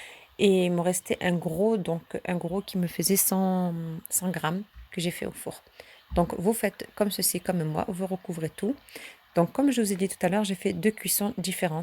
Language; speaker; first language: French; early bilingual, other home language; Turkish